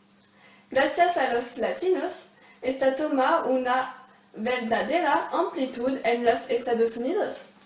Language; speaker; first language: Spanish; non-native, learner; French